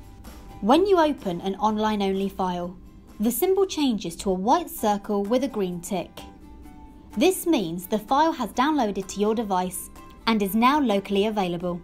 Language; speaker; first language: English; native; English